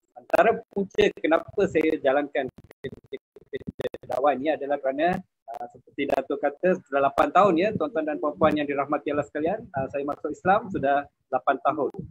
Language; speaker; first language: Malay; non-native, local second language; Tamil